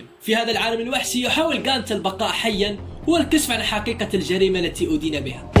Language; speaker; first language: Arabic; native; Arabic